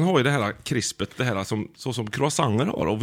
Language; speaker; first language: Swedish; native; Swedish